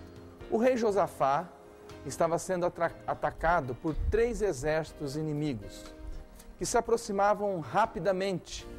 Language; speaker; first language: Portuguese; native; Portuguese